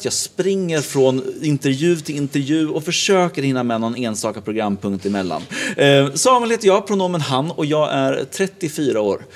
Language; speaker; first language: Swedish; native; Swedish